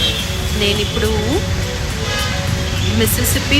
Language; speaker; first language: Telugu; non-native, local second language; Kannada